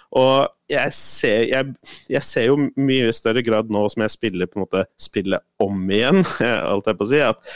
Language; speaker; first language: Norwegian; non-native, fluent; Spanish